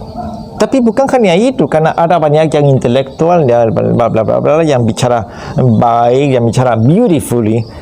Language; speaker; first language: Indonesian; non-native, fluent; Spanish